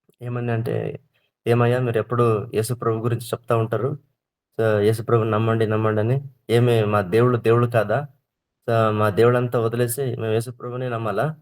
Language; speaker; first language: Telugu; non-native, local second language; Kannada